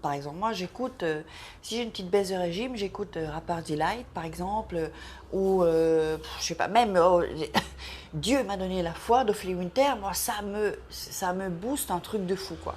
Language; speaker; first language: French; native; French